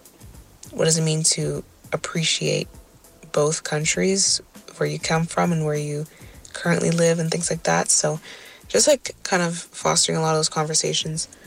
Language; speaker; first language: English; native; English